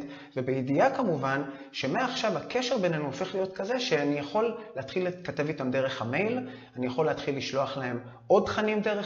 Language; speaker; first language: Hebrew; native; Hebrew